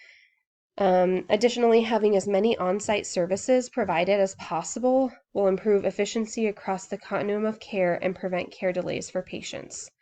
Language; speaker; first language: English; native; English